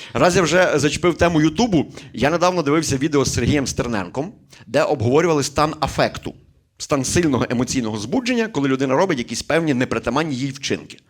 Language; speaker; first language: Ukrainian; native; Ukrainian